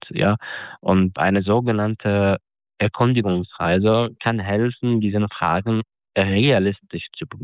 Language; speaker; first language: German; non-native, fluent; Arabic